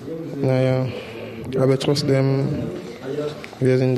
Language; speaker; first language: German; non-native, learner; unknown